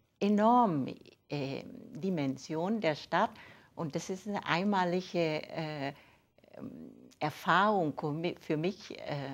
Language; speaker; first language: German; non-native, fluent; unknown